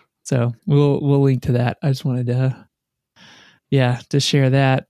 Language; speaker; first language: English; native; English